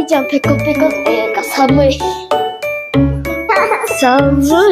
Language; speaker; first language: Japanese; early bilingual, heritage; Japanese